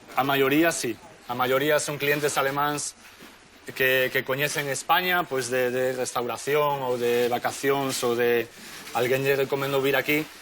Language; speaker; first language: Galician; native; Galician